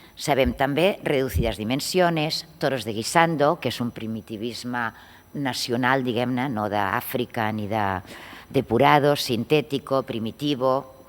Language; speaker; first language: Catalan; non-native, local second language; Spanish